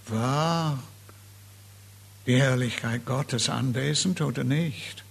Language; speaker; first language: German; non-native, fluent; English